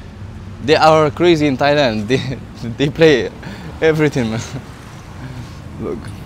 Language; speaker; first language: English; non-native, learner; Arabic